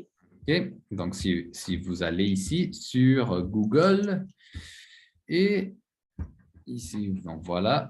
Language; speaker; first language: French; non-native, fluent; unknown